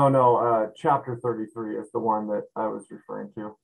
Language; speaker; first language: English; native; English